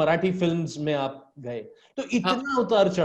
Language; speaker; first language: Hindi; native; Hindi